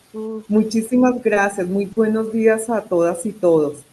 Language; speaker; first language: Spanish; native; Spanish